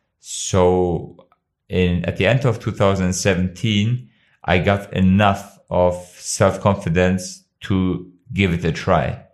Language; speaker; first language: English; non-native, fluent; Albanian